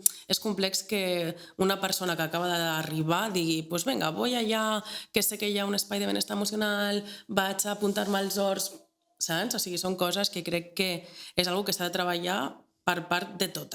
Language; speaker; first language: Catalan; native; Catalan